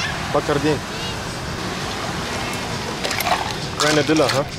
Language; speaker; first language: Spanish; non-native, learner; English